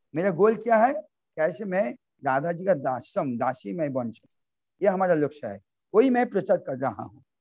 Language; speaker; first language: Hindi; non-native, local second language; Bangla